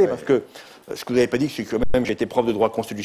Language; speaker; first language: French; native; French